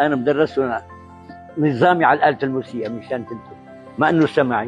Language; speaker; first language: Arabic; native; Arabic